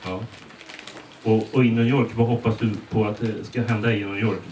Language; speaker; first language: Swedish; native; Swedish